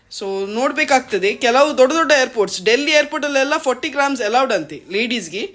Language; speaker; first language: Kannada; native; Kannada